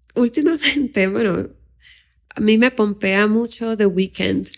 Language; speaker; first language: Spanish; native; Spanish